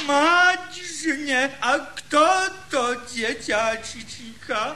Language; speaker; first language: Slovak; native; Slovak